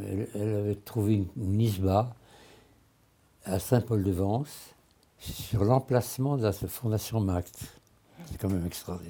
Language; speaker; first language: French; early bilingual, other home language; Russian